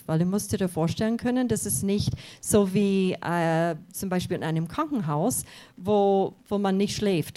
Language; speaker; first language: German; non-native, fluent; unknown